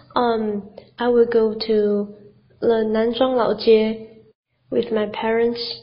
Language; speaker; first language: English; non-native, fluent; Chinese